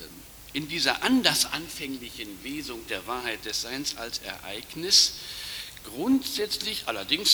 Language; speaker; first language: German; native; German